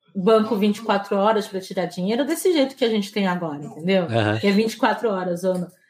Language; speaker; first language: Portuguese; native; Portuguese